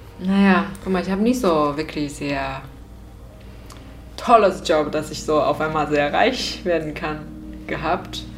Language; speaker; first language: German; non-native, fluent; Chinese